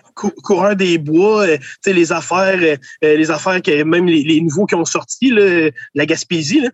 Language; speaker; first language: French; native; French